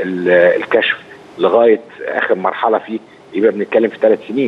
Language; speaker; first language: Arabic; native; Arabic